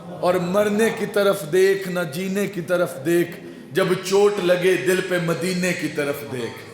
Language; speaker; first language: Urdu; non-native, local second language; Punjabi